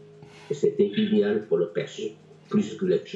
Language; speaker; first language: French; non-native, fluent; Japanese